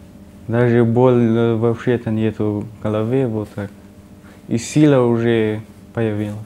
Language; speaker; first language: Russian; non-native, learner; Tajik